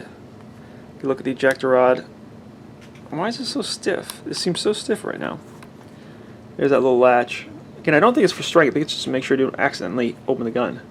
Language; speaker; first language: English; native; English